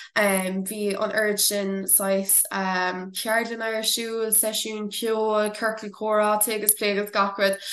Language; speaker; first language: Irish; non-native, local second language; English